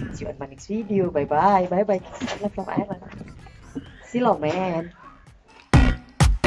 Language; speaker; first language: English; non-native, learner; Indonesian